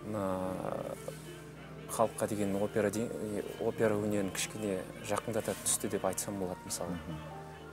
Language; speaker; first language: Kazakh; native; Kazakh